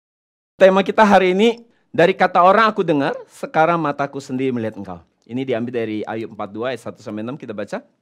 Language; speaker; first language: Indonesian; native; Indonesian